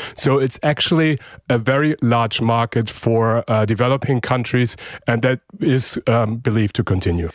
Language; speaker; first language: English; non-native, fluent; German